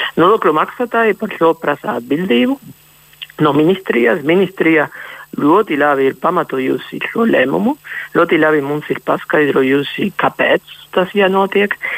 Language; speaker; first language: Latvian; non-native, fluent; Spanish